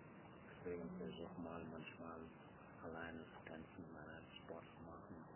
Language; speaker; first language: German; non-native, learner; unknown